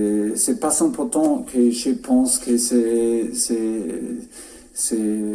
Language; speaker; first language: French; non-native, fluent; German